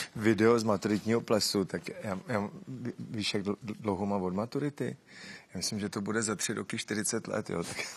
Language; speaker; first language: Czech; native; Czech